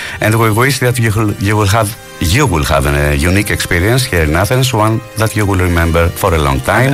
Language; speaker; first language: English; non-native, fluent; Greek